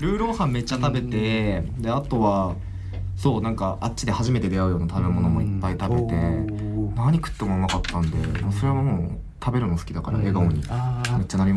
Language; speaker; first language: Japanese; native; Japanese